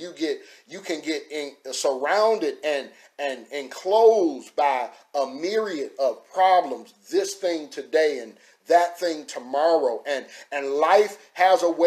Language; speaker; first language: English; native; English